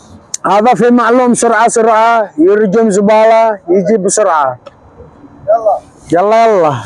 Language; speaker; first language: Arabic; non-native, learner; Bangla